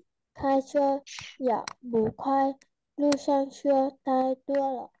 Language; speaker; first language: Chinese; non-native, learner; Vietnamese